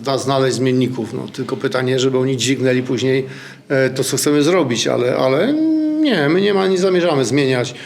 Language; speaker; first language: Polish; native; Polish